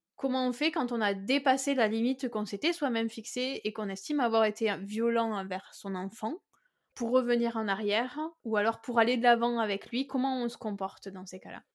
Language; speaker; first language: French; native; French